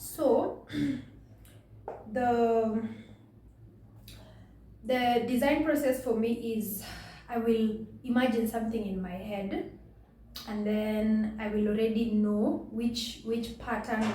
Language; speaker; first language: English; non-native, local second language; Swahili